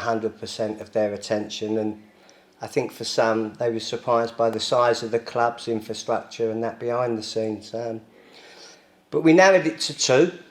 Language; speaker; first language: English; native; English